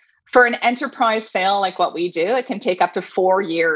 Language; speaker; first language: English; native; English